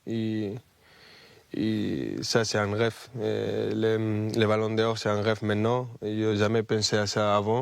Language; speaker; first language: French; non-native, fluent; Spanish